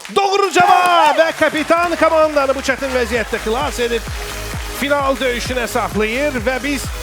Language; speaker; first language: Azerbaijani; native; Azerbaijani